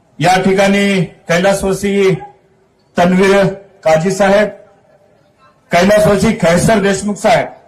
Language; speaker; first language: Marathi; native; Marathi